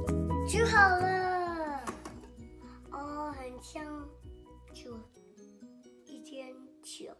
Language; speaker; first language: Chinese; early bilingual, heritage; Chinese